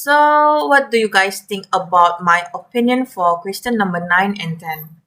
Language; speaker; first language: English; non-native, learner; Malay